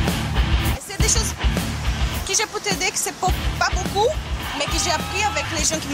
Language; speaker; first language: French; non-native, fluent; Portuguese